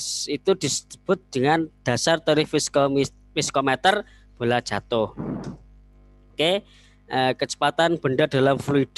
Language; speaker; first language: Indonesian; native; Indonesian